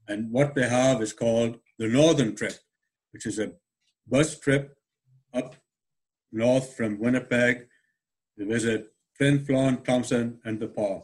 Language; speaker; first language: English; native; English